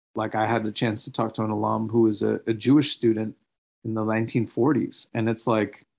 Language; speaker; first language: English; native; English